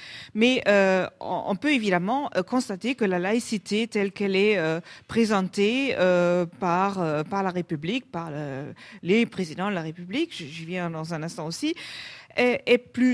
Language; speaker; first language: French; non-native, fluent; German